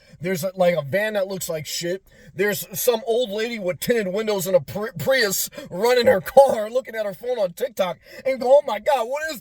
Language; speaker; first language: English; native; English